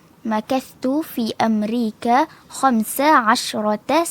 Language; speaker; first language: Arabic; non-native, learner; Malay